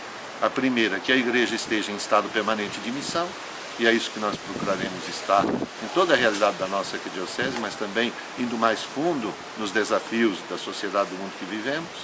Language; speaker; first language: Portuguese; native; Portuguese